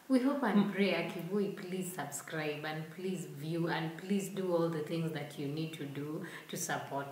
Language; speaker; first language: English; non-native, local second language; Swahili